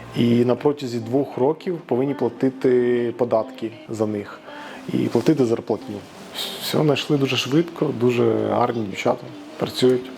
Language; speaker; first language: Ukrainian; native; Ukrainian